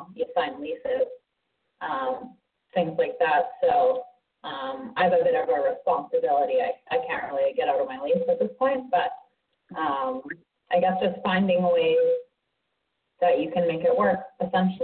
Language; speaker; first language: English; native; English